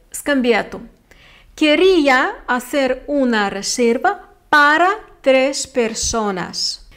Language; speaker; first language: Spanish; non-native, fluent; Lithuanian